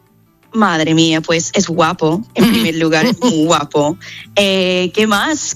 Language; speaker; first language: Spanish; non-native, fluent; English